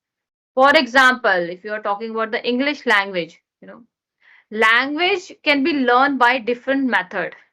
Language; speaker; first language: English; non-native, learner; Hindi